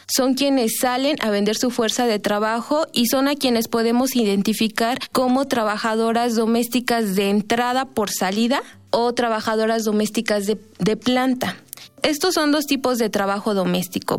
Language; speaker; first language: Spanish; native; Spanish